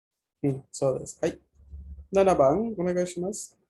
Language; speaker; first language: Japanese; non-native, fluent; Spanish